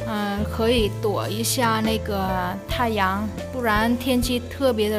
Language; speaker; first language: Chinese; non-native, fluent; Vietnamese